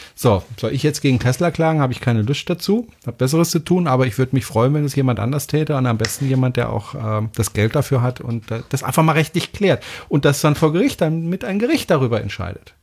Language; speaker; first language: German; non-native, fluent; French